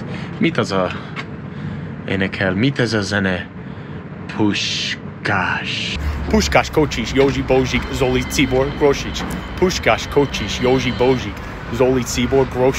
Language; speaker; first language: Hungarian; non-native, learner; English